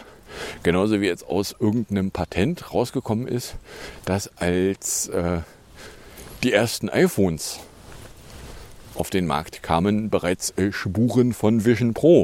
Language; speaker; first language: German; native; German